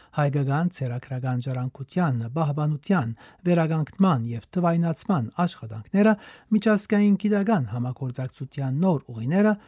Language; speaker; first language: Armenian; native; Armenian